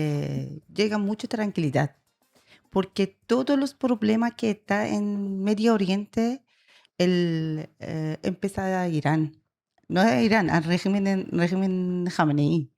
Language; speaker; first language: Spanish; non-native, learner; Persian